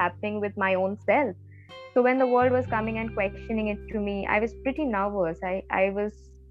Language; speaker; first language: English; non-native, local second language; Bangla